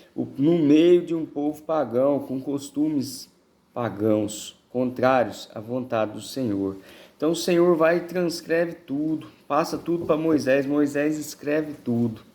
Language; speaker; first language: Portuguese; native; Portuguese